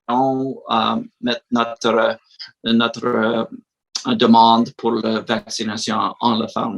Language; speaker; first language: French; non-native, learner; English